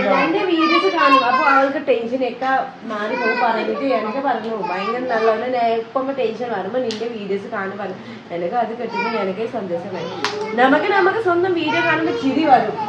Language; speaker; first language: Malayalam; non-native, learner; Nepali